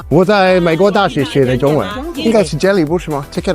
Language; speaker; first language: Chinese; non-native, learner; English